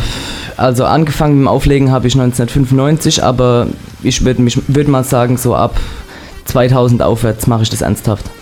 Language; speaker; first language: German; native; German